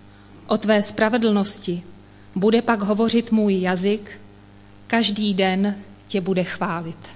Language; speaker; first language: Czech; native; Czech